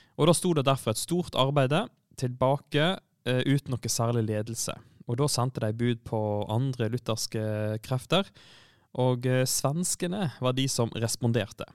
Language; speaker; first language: Norwegian; native; Norwegian